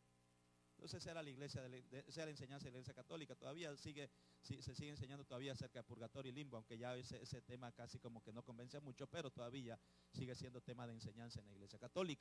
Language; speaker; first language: Spanish; native; Spanish